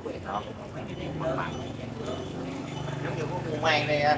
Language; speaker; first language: Vietnamese; native; Vietnamese